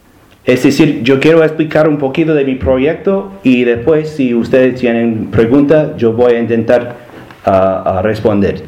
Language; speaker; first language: Spanish; non-native, learner; English